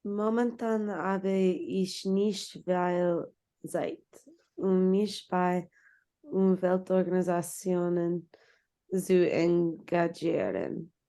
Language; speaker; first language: German; non-native, learner; English